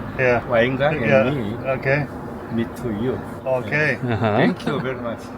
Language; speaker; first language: English; non-native, learner; Korean